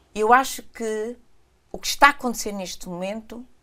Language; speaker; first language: Portuguese; non-native, local second language; Kabuverdianu